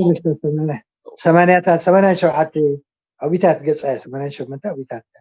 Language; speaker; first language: Tigrinya; non-native, local second language; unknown